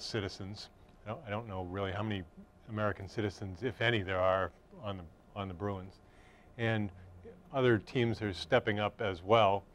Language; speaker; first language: English; native; English